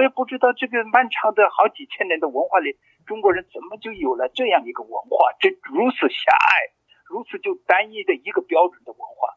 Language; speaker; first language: Chinese; non-native, local second language; Mongolian